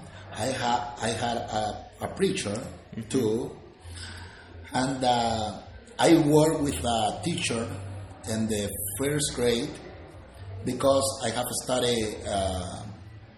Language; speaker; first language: English; non-native, learner; Spanish